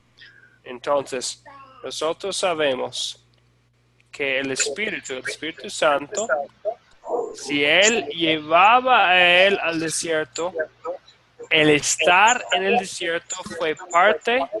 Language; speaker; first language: Spanish; non-native, fluent; English